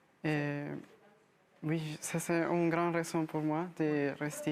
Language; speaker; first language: French; non-native, learner; Spanish